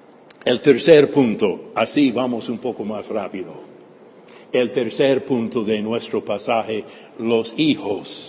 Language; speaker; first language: Spanish; non-native, fluent; English